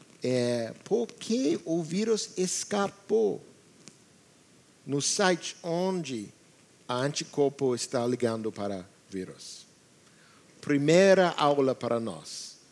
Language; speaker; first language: Portuguese; non-native, learner; English